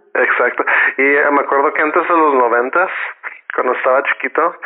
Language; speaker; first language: Spanish; native; Spanish